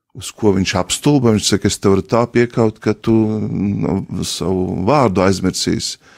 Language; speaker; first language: Latvian; native; Latvian